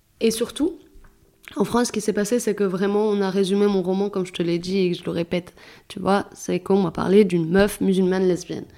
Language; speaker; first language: French; early bilingual, other home language; Arabic